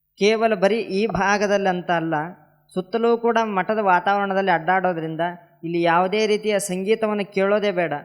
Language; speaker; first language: Kannada; native; Kannada